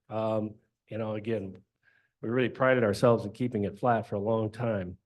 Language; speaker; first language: English; native; English